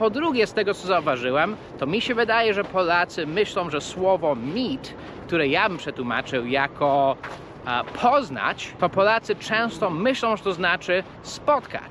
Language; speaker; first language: Polish; non-native, fluent; English